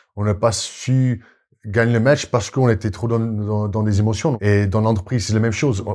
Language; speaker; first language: French; non-native, fluent; Afrikaans